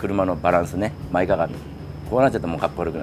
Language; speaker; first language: Japanese; native; Japanese